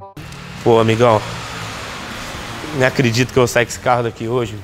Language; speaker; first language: Portuguese; native; Portuguese